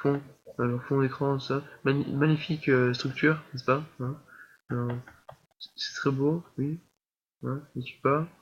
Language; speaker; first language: French; native; French